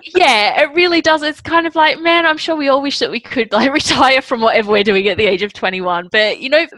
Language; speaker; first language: English; native; English